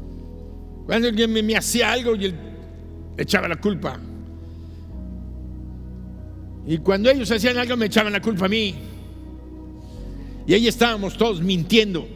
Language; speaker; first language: Spanish; native; Spanish